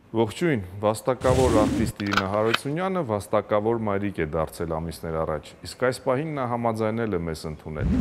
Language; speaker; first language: Armenian; native; Armenian